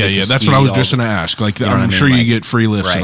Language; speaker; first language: English; native; English